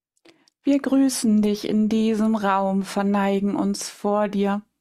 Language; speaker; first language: German; native; German